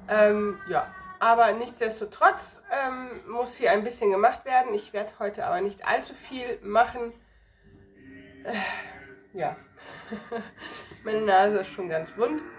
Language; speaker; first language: German; native; German